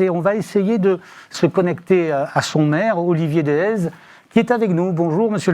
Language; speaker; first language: French; native; French